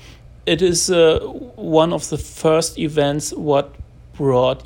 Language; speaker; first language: English; non-native, fluent; German